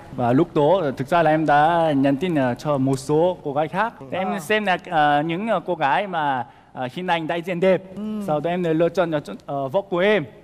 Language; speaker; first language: Vietnamese; non-native, fluent; Korean